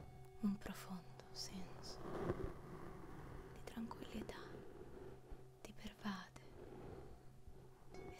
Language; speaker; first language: Italian; native; Italian